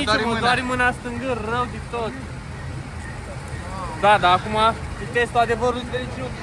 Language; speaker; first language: Romanian; native; Romanian